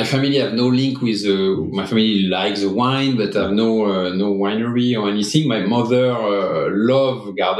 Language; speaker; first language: English; non-native, fluent; French